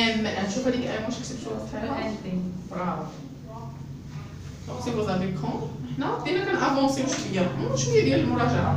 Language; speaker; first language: French; non-native, local second language; Arabic